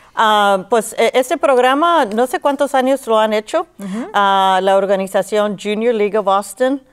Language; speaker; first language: Spanish; early bilingual, heritage; Spanish